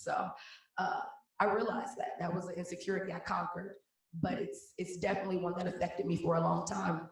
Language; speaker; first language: English; native; English